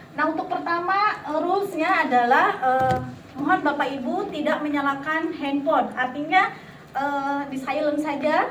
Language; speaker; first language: Indonesian; native; Indonesian